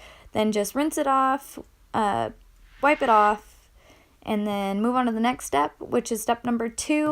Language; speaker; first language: English; native; English